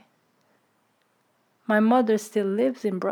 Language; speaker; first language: English; non-native, fluent; Turkish